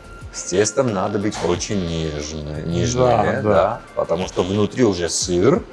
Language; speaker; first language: Russian; non-native, fluent; Armenian